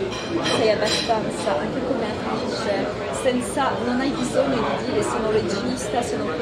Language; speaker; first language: Italian; non-native, fluent; French